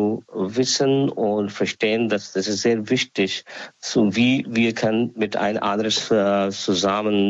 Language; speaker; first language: German; non-native, learner; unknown